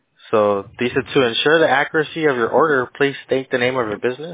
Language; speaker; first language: English; early bilingual, other home language; Spanish